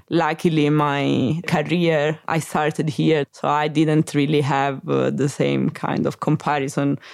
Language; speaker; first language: English; non-native, fluent; Italian